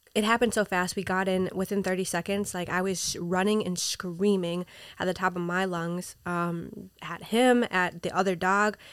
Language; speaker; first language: English; native; English